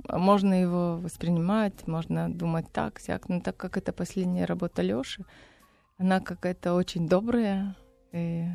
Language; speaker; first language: Russian; non-native, local second language; Lithuanian